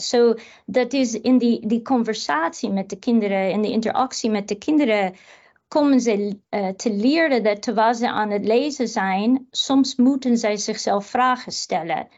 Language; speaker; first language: Dutch; non-native, fluent; English